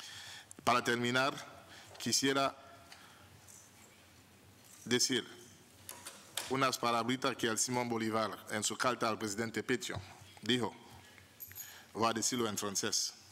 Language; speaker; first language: Spanish; non-native, fluent; Haitian Creole